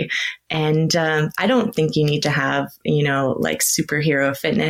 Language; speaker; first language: English; native; English